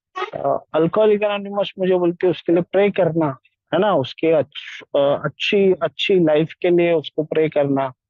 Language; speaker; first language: Hindi; non-native, local second language; Marathi